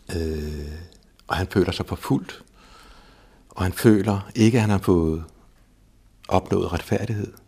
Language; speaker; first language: Danish; native; Danish